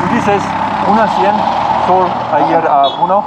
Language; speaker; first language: Spanish; non-native, learner; English